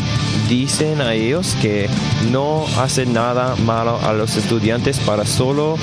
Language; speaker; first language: Spanish; non-native, learner; English